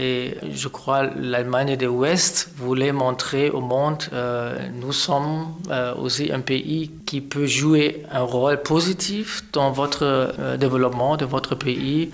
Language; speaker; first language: French; non-native, fluent; German